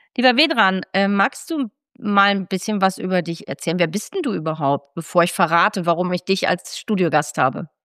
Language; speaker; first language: German; native; German